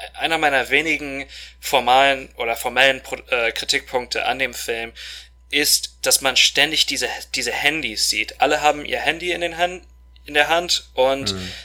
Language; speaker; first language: German; non-native, fluent; Russian